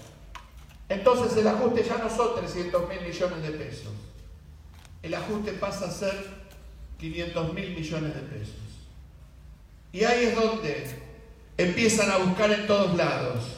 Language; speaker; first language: Spanish; native; Spanish